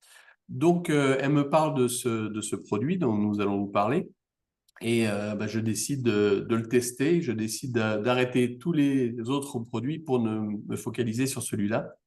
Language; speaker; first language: French; native; French